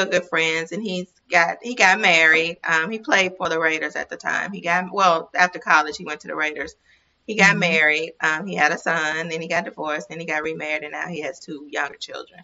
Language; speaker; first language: English; native; English